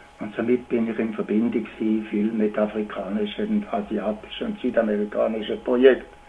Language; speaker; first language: German; native; German